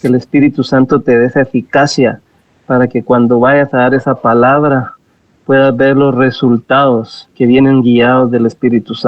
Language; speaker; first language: Spanish; native; Spanish